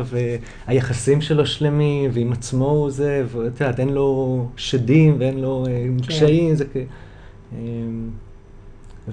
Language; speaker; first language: Hebrew; native; Hebrew